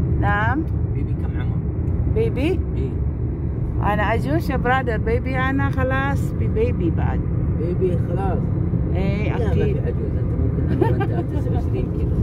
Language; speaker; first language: Arabic; non-native, learner; Filipino